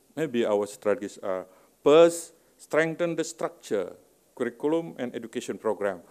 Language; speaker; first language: English; non-native, fluent; Indonesian